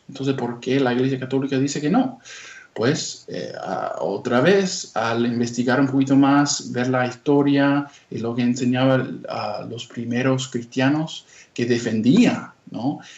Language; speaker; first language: Spanish; non-native, fluent; English